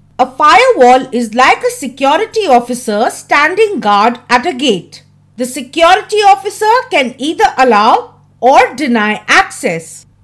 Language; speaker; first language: English; non-native, local second language; Hindi